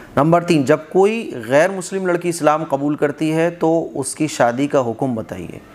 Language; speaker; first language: Urdu; native; Urdu